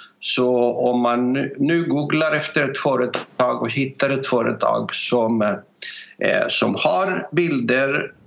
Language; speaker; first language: Swedish; non-native, fluent; Greek